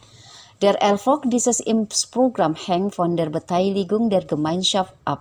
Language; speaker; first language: German; non-native, fluent; Indonesian